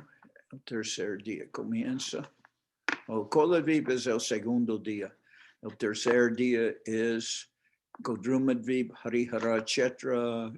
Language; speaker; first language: Spanish; non-native, fluent; English